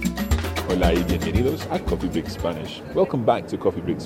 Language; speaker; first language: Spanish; non-native, fluent; English